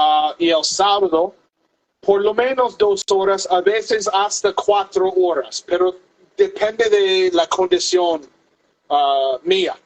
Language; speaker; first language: Spanish; non-native, fluent; English